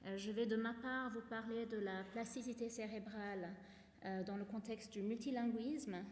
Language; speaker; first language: French; non-native, fluent; English